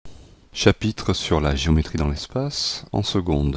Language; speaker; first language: French; native; French